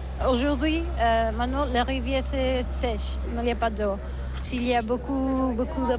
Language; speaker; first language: French; non-native, learner; Catalan